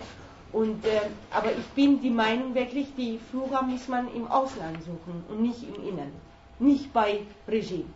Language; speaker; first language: German; non-native, learner; Persian